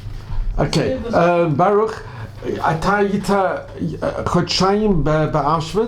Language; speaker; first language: Hebrew; non-native, fluent; English